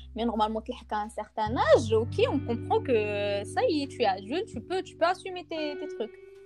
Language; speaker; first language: French; non-native, local second language; Arabic